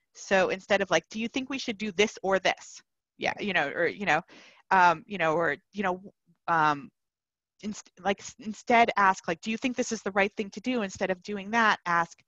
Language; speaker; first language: English; native; English